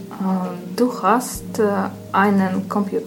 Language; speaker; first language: German; non-native, learner; Russian